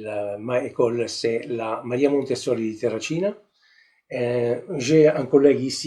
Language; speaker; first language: French; non-native, learner; Italian